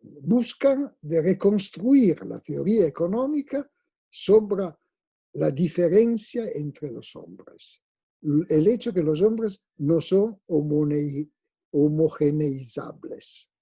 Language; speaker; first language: Spanish; non-native, fluent; Italian